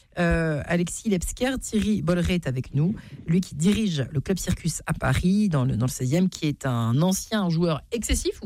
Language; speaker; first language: French; native; French